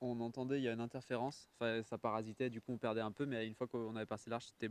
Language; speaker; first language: French; native; French